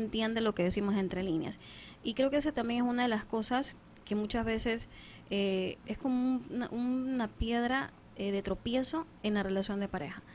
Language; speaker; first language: Spanish; native; Spanish